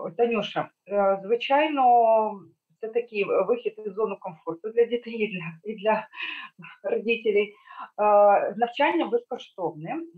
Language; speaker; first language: Ukrainian; non-native, local second language; Russian